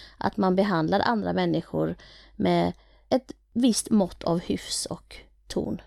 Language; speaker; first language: Swedish; early bilingual, other home language; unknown